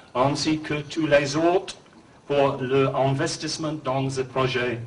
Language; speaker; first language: French; non-native, learner; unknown